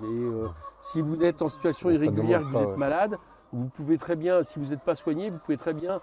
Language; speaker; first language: French; native; French